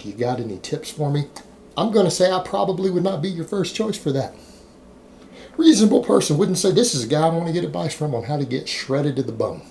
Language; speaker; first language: English; native; English